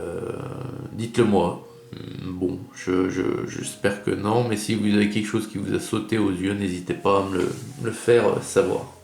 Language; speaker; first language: French; native; French